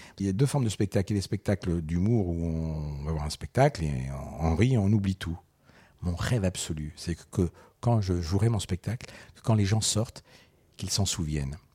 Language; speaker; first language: French; early bilingual, other home language; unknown